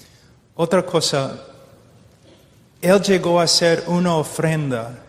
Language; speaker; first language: Spanish; non-native, fluent; English